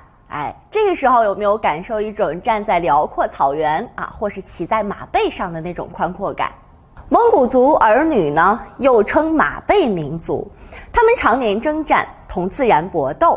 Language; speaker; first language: Chinese; native; Chinese